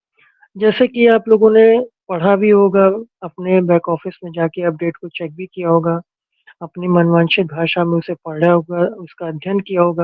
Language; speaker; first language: Hindi; native; Hindi